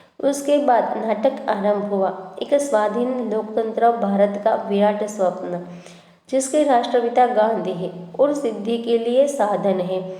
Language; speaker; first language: Hindi; non-native, local second language; Gujarati